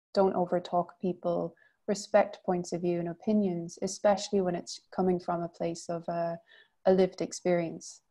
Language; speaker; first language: English; native; English